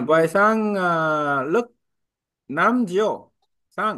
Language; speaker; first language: Vietnamese; non-native, learner; Korean